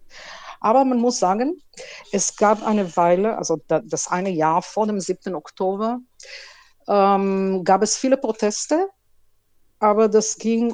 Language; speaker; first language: German; non-native, fluent; Hebrew